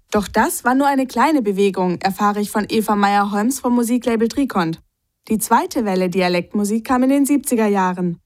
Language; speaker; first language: German; native; German